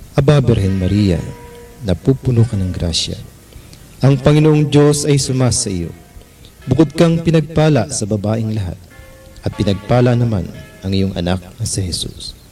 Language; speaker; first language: Filipino; native; Filipino